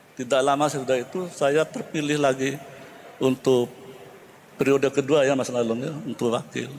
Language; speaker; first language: Indonesian; non-native, local second language; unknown